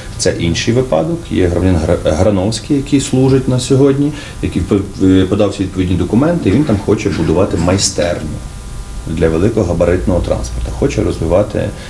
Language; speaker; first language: Ukrainian; native; Ukrainian